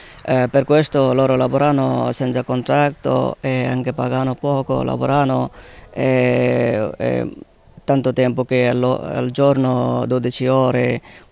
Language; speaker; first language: Italian; non-native, learner; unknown